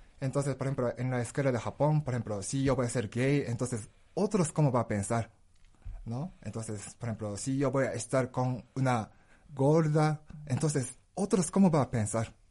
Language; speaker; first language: Spanish; non-native, learner; Japanese